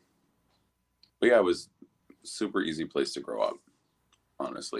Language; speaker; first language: English; native; English